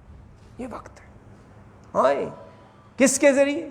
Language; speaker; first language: Urdu; native; Urdu